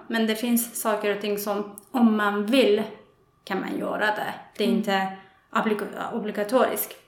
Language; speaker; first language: Swedish; non-native, fluent; Persian